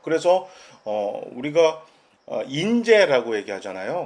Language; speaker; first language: Korean; native; Korean